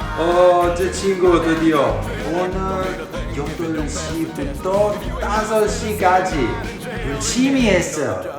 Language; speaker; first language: Korean; non-native, learner; Italian